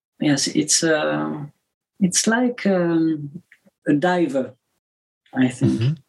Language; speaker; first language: English; non-native, learner; French